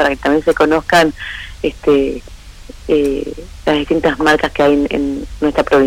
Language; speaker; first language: Spanish; native; Spanish